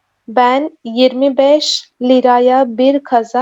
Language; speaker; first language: Turkish; non-native, learner; Urdu